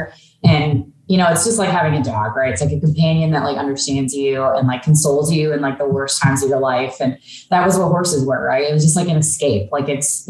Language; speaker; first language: English; native; English